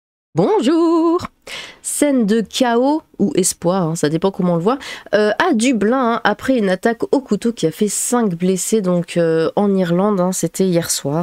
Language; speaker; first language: French; native; French